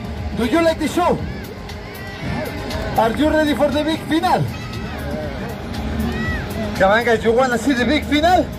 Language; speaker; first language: English; non-native, learner; Spanish